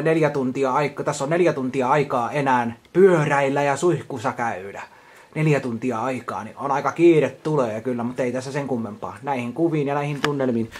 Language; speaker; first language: Finnish; native; Finnish